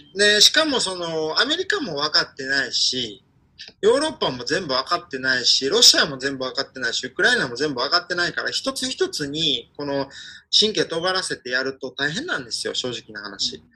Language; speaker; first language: Japanese; non-native, fluent; Ukrainian